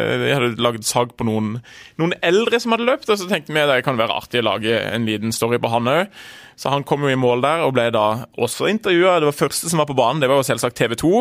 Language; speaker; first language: Norwegian; native; Norwegian